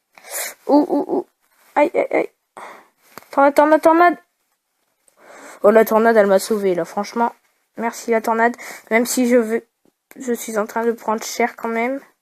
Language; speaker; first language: French; native; French